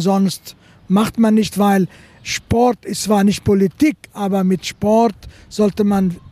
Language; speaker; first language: German; non-native, fluent; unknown